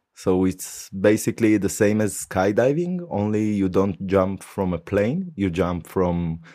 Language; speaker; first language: English; non-native, fluent; Hebrew